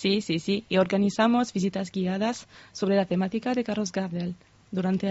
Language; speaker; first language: Spanish; non-native, fluent; French